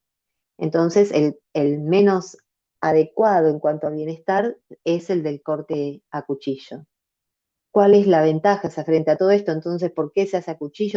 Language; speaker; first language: Spanish; native; Spanish